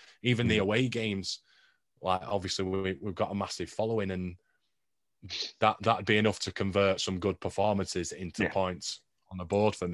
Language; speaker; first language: English; native; English